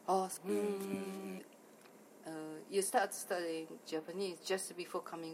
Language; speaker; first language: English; non-native, learner; Japanese